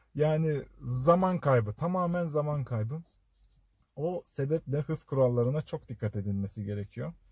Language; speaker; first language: Turkish; native; Turkish